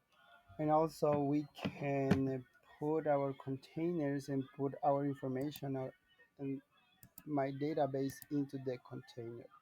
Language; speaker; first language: English; non-native, learner; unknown